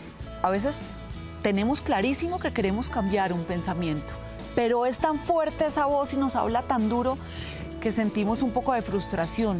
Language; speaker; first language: Spanish; native; Spanish